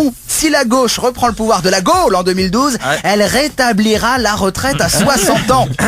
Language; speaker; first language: French; native; French